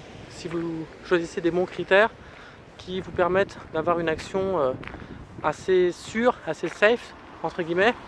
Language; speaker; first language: French; native; French